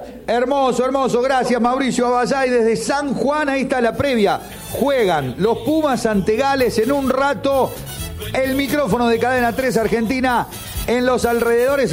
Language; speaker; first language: Spanish; native; Spanish